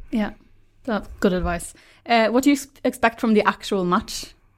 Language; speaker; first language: English; non-native, fluent; Norwegian